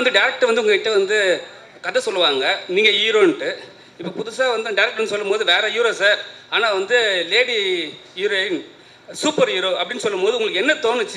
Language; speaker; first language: Tamil; native; Tamil